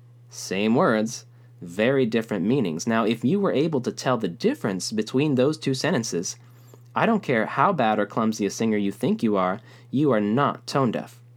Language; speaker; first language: English; native; English